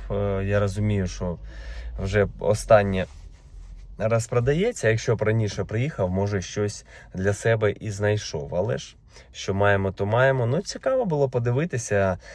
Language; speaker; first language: Ukrainian; native; Ukrainian